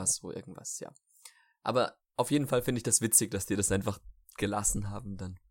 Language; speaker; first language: German; native; German